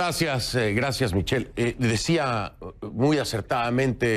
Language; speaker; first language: Spanish; native; Spanish